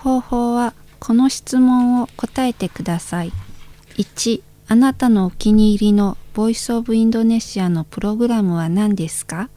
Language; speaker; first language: Japanese; non-native, learner; Indonesian